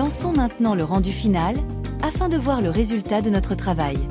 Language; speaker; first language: French; native; French